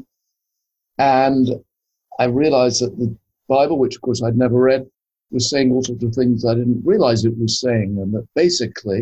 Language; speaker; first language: English; native; English